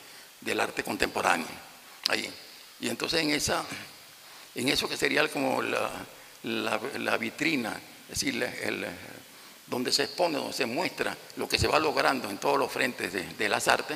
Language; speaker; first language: Spanish; native; Spanish